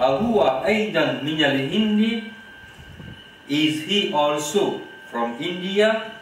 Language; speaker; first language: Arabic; non-native, fluent; Morisyen